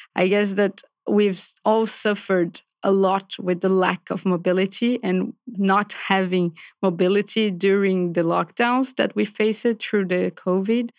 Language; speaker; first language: English; non-native, fluent; Portuguese